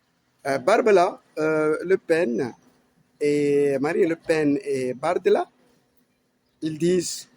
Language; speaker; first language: French; non-native, learner; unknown